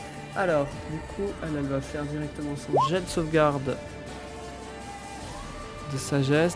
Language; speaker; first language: French; native; French